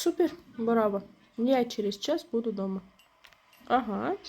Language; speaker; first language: Russian; non-native, fluent; Azerbaijani